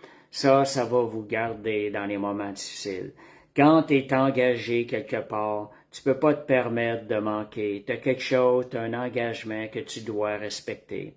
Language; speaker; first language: French; native; French